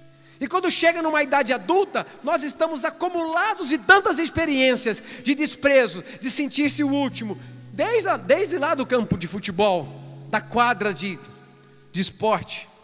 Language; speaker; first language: Portuguese; native; Portuguese